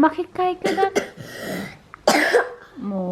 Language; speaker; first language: Dutch; non-native, learner; Filipino